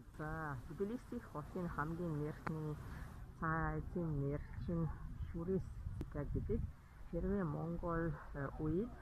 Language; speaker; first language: Mongolian; non-native, fluent; Hungarian